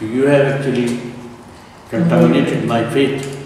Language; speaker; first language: English; non-native, local second language; Urdu